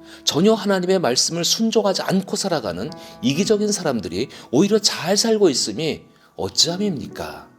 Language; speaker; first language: Korean; native; Korean